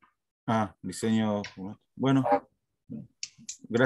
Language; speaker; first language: Spanish; native; Spanish